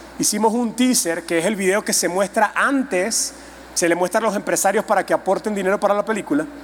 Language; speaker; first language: Spanish; native; Spanish